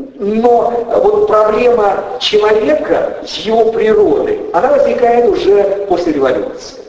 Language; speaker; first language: Russian; native; Russian